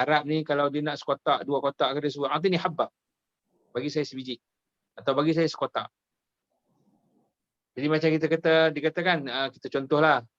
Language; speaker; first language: Indonesian; non-native, local second language; Malay